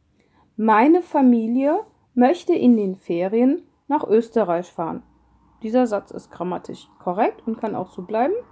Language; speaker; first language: German; non-native, fluent; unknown